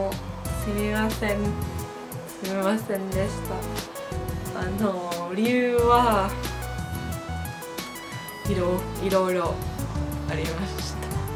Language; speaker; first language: Japanese; non-native, learner; English